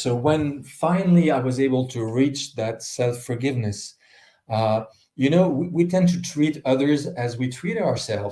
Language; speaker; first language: English; non-native, fluent; French